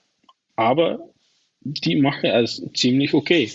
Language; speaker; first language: German; non-native, learner; Dutch